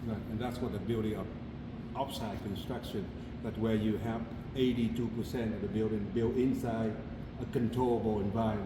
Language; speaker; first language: English; non-native, fluent; Vietnamese